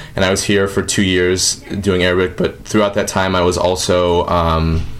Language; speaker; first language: English; native; English